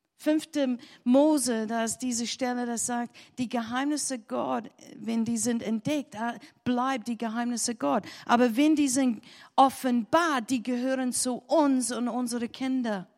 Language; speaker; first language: German; non-native, learner; English